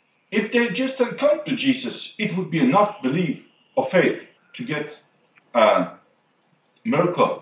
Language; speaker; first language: English; non-native, fluent; Norwegian